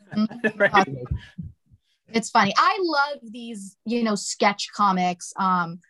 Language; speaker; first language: English; native; English